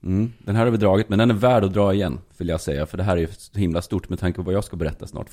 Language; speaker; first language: Swedish; native; Swedish